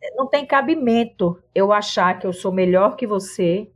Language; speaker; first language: Portuguese; native; Portuguese